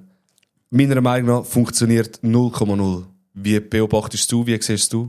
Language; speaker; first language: German; native; German